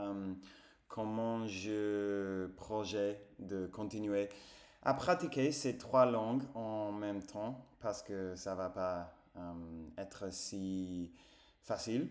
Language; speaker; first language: French; non-native, fluent; English